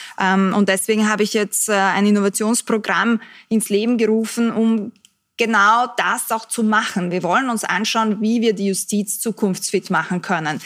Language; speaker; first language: German; early bilingual, other home language; Bosnian